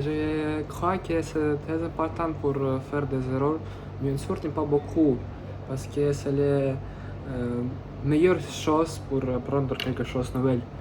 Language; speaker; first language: French; non-native, learner; Russian